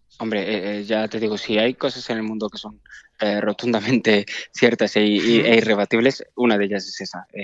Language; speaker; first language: Spanish; early bilingual, other home language; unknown